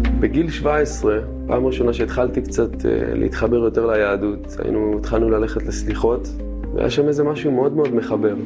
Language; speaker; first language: Hebrew; early bilingual, other home language; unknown